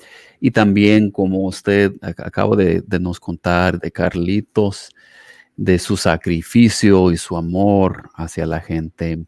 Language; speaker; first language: Spanish; non-native, fluent; English